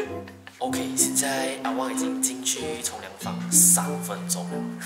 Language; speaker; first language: Chinese; native; Chinese